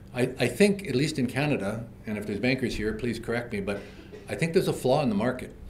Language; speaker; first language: English; native; English